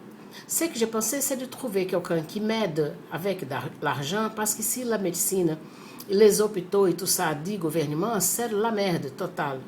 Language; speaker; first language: French; non-native, fluent; Portuguese